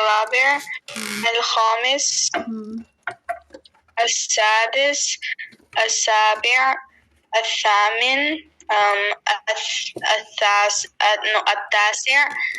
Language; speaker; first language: Arabic; non-native, learner; Urdu